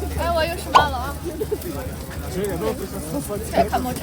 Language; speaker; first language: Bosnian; non-native, learner; Chinese